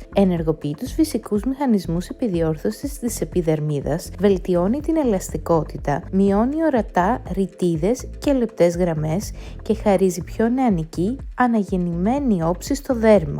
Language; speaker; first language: Greek; native; Greek